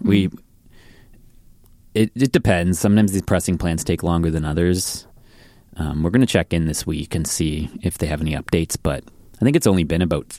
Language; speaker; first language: English; native; English